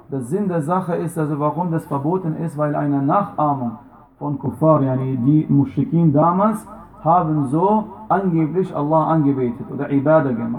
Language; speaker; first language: German; non-native, fluent; Arabic